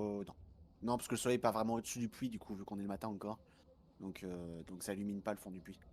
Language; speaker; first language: French; native; French